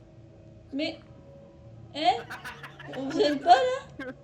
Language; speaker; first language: French; native; French